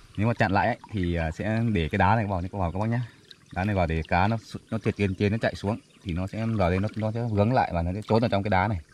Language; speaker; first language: Vietnamese; non-native, local second language; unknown